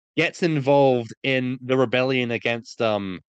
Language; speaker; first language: English; native; English